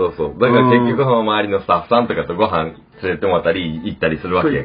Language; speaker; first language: Japanese; native; Japanese